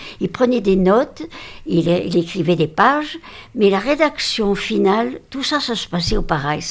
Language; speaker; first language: French; native; French